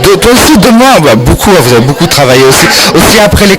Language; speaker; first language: French; non-native, fluent; Arabic